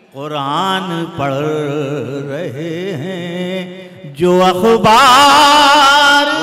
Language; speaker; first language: Urdu; native; Urdu